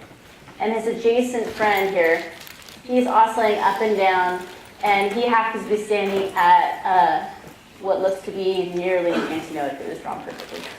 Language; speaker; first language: English; native; English